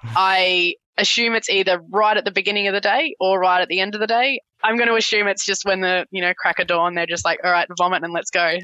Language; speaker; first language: English; native; English